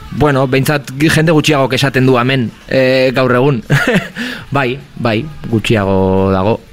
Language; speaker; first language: Basque; non-native, local second language; Spanish